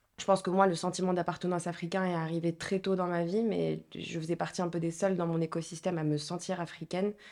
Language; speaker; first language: French; non-native, local second language; Arabic